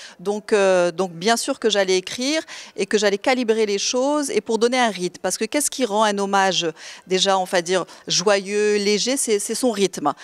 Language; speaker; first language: French; non-native, local second language; Arabic